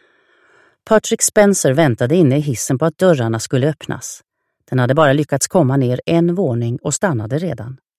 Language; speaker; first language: Swedish; native; Swedish